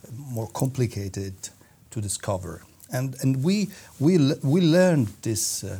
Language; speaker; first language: English; non-native, fluent; Italian